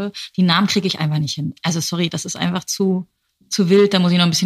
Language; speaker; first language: German; native; German